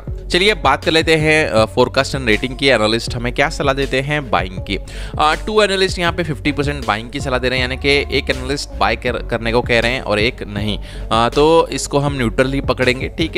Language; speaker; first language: Hindi; native; Hindi